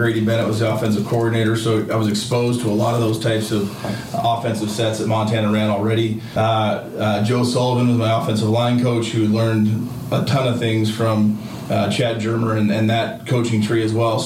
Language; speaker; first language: English; native; English